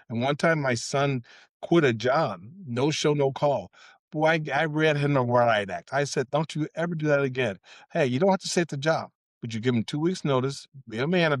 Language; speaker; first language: English; native; English